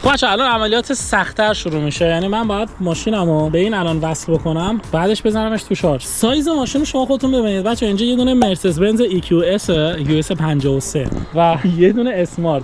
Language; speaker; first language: Persian; native; Persian